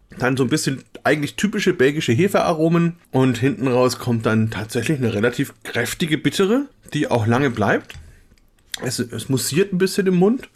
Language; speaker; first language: German; native; German